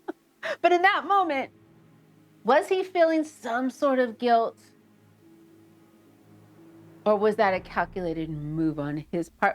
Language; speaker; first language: English; native; English